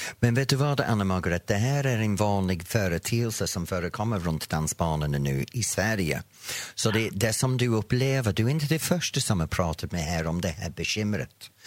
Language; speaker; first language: Swedish; non-native, fluent; English